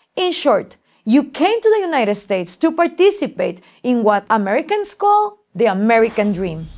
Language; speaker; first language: English; non-native, fluent; Spanish